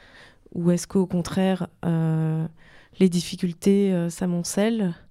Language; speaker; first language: French; native; French